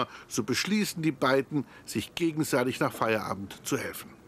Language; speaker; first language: German; native; German